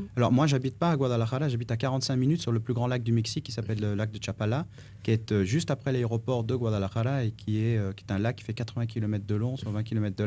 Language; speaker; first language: French; native; French